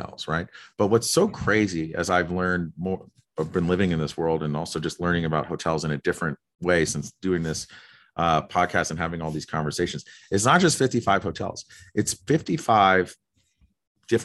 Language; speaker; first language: English; native; English